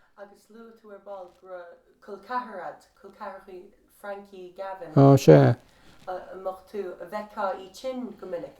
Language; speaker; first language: Irish; native; Irish